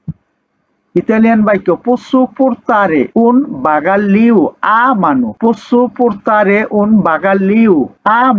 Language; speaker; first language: Italian; non-native, learner; Bangla